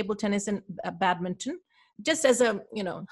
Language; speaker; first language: English; non-native, local second language; Urdu